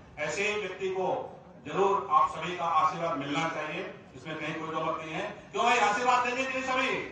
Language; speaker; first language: Hindi; native; Hindi